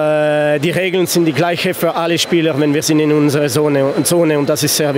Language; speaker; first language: German; non-native, fluent; French